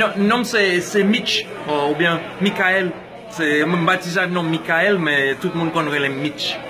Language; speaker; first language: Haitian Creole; non-native, fluent; English